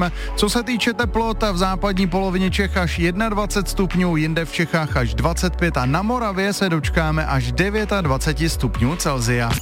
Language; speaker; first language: Czech; native; Czech